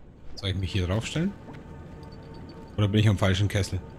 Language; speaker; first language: German; native; German